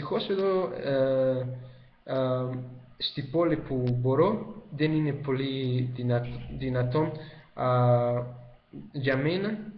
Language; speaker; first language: Greek; non-native, learner; Spanish